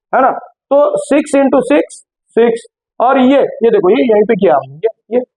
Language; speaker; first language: Hindi; non-native, local second language; Marathi